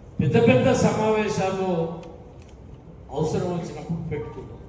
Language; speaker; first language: Telugu; native; Telugu